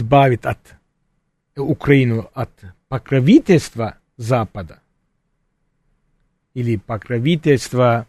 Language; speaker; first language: Russian; non-native, fluent; Turkish